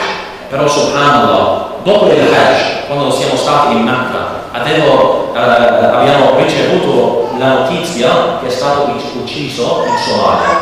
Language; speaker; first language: Italian; non-native, learner; English